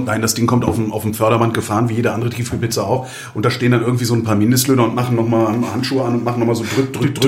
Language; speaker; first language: German; native; German